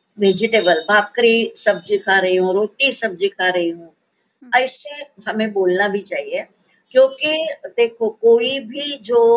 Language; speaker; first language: Hindi; non-native, local second language; Marathi